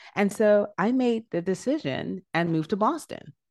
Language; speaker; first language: English; native; English